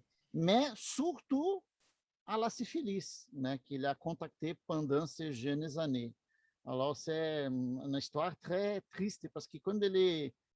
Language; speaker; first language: French; non-native, learner; Portuguese